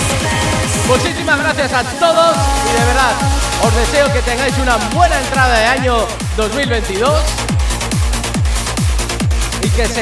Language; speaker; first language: Spanish; native; Spanish